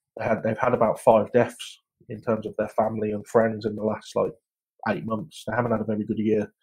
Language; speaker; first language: English; native; English